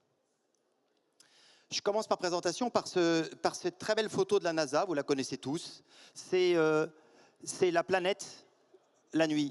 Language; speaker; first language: French; native; French